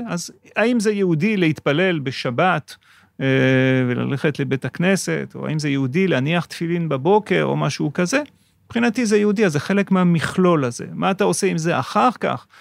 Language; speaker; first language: Hebrew; non-native, fluent; French